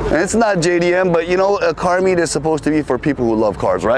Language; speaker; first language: English; early bilingual, other home language; Korean